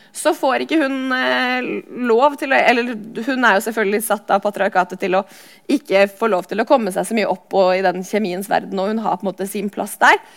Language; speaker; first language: Norwegian; native; Norwegian